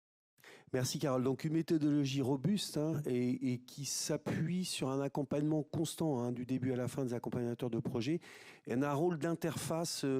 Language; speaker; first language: French; native; French